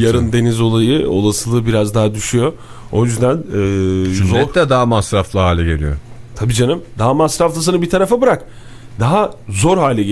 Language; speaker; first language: Turkish; native; Turkish